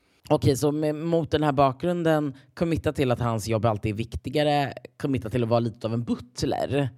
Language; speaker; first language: Swedish; native; Swedish